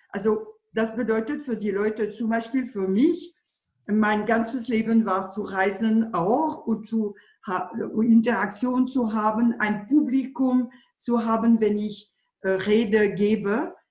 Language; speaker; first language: German; non-native, fluent; French